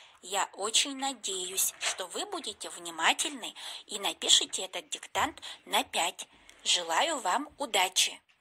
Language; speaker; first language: Russian; non-native, local second language; Kyrgyz